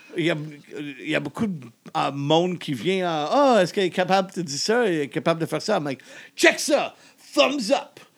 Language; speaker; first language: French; non-native, local second language; English